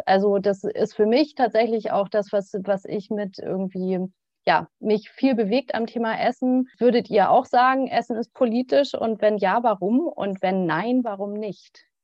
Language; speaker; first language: German; native; German